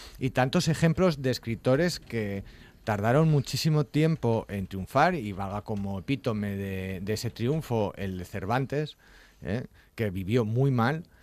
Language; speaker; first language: Spanish; native; Spanish